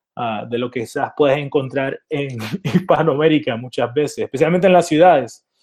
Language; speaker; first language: Spanish; early bilingual, heritage; Spanish